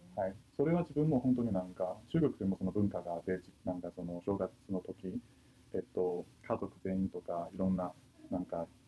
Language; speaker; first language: Japanese; non-native, fluent; Chinese